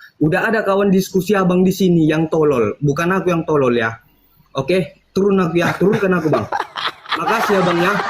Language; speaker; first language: Indonesian; native; Indonesian